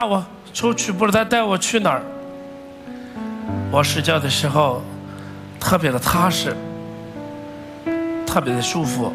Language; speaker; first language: Chinese; non-native, fluent; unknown